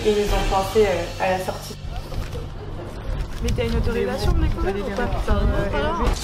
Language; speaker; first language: French; native; French